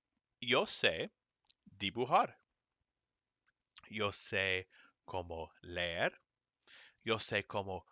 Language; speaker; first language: Spanish; non-native, fluent; English